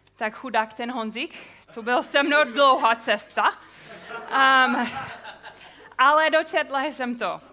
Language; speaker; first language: Czech; non-native, fluent; English